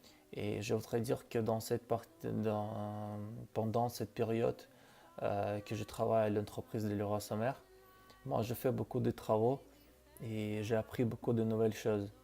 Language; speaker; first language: French; non-native, learner; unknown